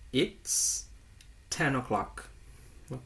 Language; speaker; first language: English; non-native, fluent; Portuguese